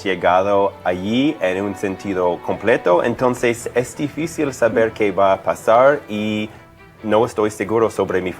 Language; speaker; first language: Spanish; non-native, fluent; English